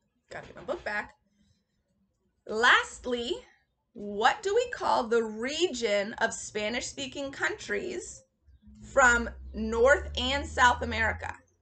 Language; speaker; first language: English; native; English